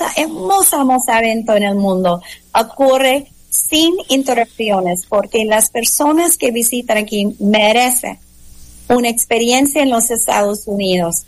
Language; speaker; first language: Spanish; non-native, fluent; English